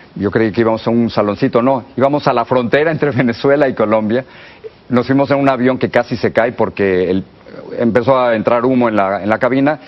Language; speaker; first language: Spanish; native; Spanish